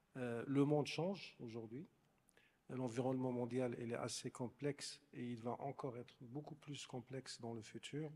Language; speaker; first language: French; non-native, local second language; Arabic